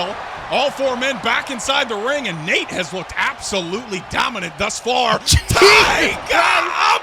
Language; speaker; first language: English; native; English